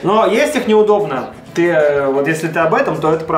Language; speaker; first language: Russian; native; Russian